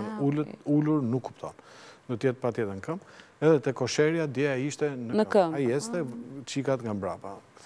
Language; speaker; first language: Albanian; native; Albanian